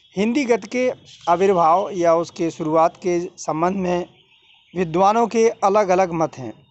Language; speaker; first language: Hindi; native; Hindi